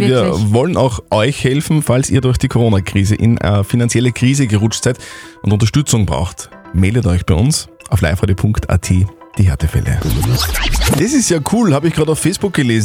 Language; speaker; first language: German; native; German